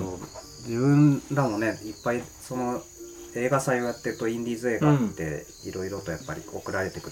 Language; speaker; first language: Japanese; native; Japanese